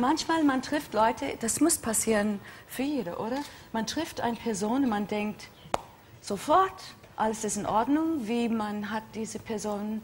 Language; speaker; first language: German; non-native, fluent; English